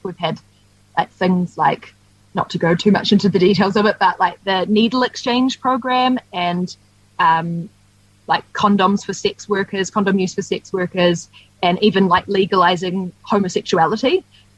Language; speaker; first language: English; native; English